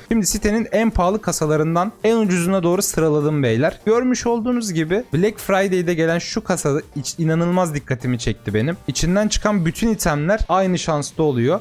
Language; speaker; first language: Turkish; native; Turkish